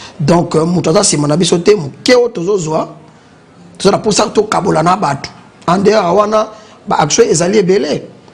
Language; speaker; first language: Lingala; non-native, local second language; Kongo